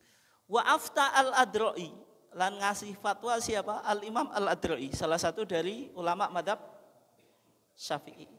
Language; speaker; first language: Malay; non-native, local second language; Javanese